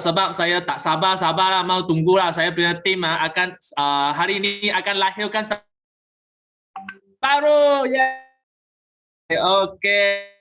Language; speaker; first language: Malay; native; Malay